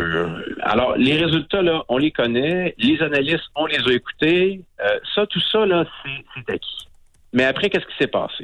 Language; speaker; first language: French; native; French